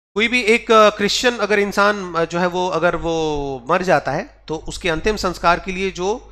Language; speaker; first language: Hindi; non-native, local second language; Odia